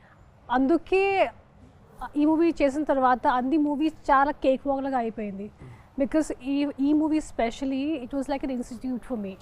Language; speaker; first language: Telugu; non-native, fluent; Hindi